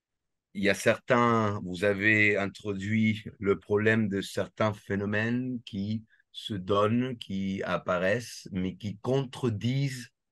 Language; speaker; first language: French; non-native, fluent; Spanish